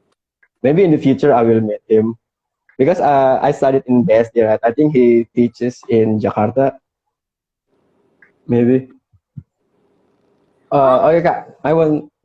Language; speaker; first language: English; non-native, fluent; Indonesian